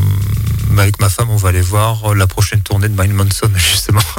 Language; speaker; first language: French; native; French